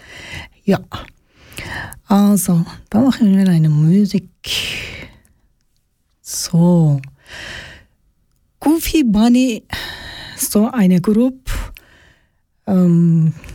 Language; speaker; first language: German; non-native, learner; Georgian